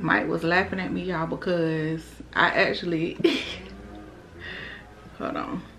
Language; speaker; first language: English; native; English